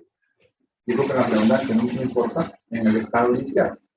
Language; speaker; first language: Spanish; native; Spanish